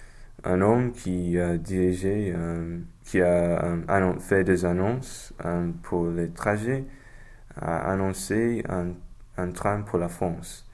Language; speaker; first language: French; non-native, learner; English